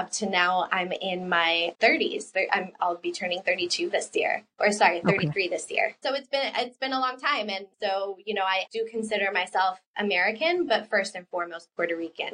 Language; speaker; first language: English; early bilingual, other home language; Spanish